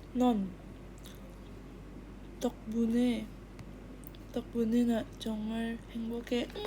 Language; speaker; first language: Korean; non-native, learner; Indonesian